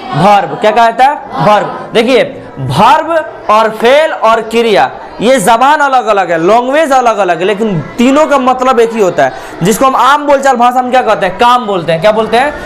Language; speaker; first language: Hindi; native; Hindi